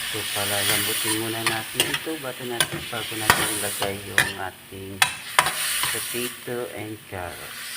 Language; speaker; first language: Filipino; non-native, local second language; Cebuano